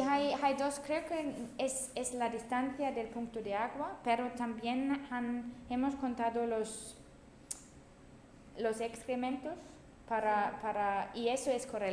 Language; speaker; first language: Spanish; non-native, fluent; German